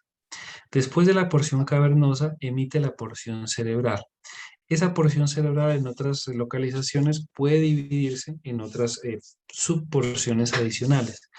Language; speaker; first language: Spanish; native; Spanish